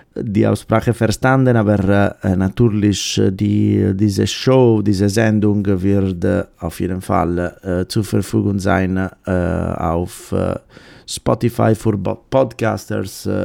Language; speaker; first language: German; non-native, fluent; Italian